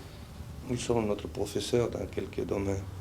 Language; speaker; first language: French; non-native, fluent; Spanish